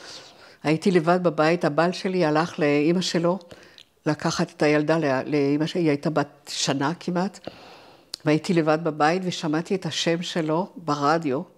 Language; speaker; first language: Hebrew; non-native, fluent; French